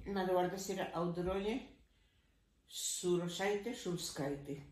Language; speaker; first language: Lithuanian; early bilingual, heritage; Lithuanian